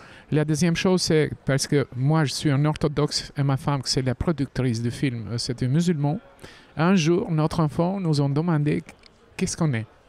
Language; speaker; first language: French; non-native, fluent; Albanian